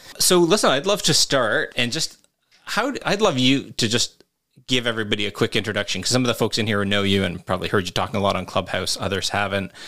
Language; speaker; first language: English; native; English